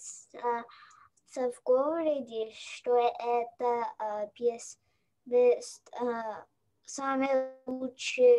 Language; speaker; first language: Russian; early bilingual, heritage; Russian